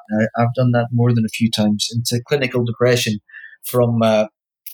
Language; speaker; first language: English; native; English